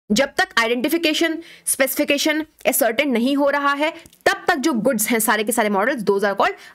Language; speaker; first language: Hindi; native; Hindi